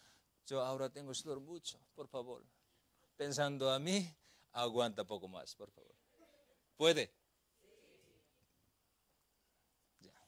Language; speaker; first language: Spanish; non-native, learner; Korean